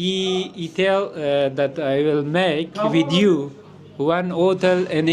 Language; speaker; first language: English; non-native, learner; Persian